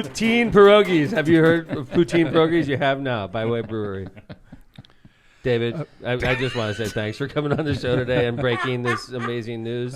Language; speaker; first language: English; native; English